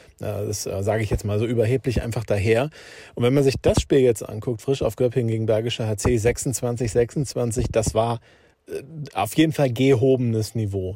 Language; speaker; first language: German; native; German